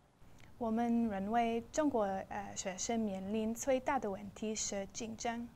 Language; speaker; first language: Chinese; non-native, learner; English